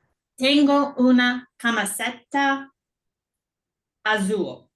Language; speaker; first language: Spanish; non-native, learner; English